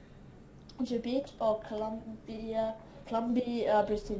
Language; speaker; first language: French; non-native, learner; English